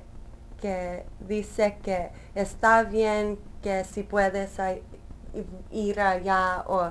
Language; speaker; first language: Spanish; early bilingual, heritage; Spanish